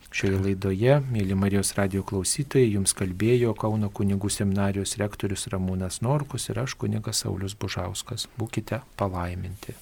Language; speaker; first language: Lithuanian; native; Lithuanian